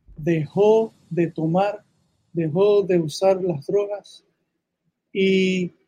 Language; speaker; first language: Spanish; early bilingual, heritage; Spanish